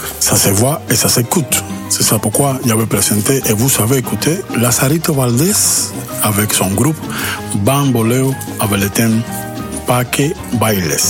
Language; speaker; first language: French; non-native, learner; Spanish